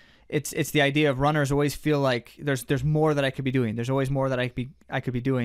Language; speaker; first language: English; native; English